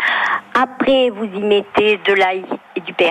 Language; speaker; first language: French; native; French